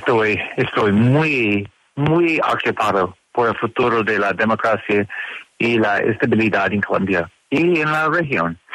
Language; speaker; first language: Spanish; non-native, learner; English